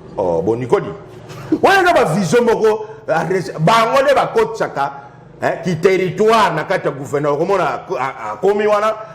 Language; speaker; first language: Lingala; non-native, local second language; Kongo